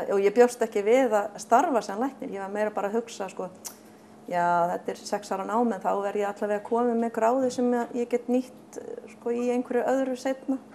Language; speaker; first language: Icelandic; non-native, fluent; English